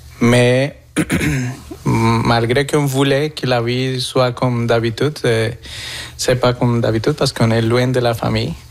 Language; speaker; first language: French; non-native, fluent; Spanish